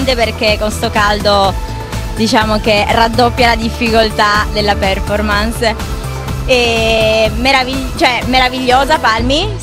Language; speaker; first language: Italian; native; Italian